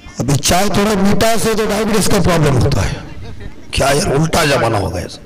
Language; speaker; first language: Hindi; non-native, local second language; Marathi